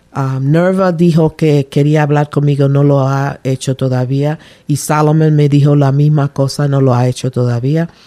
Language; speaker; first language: Spanish; native; Spanish